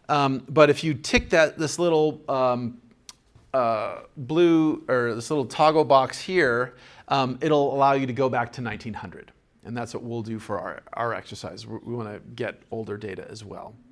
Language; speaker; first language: English; native; English